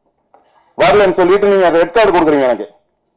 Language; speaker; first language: Tamil; native; Tamil